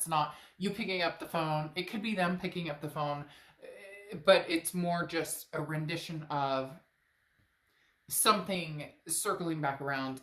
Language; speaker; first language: English; native; English